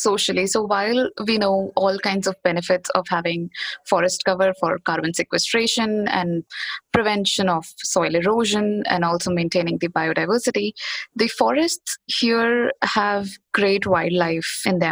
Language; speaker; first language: English; non-native, local second language; Hindi